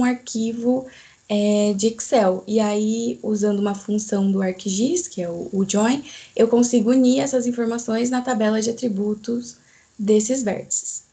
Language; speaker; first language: Portuguese; native; Portuguese